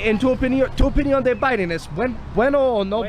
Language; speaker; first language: Spanish; non-native, learner; English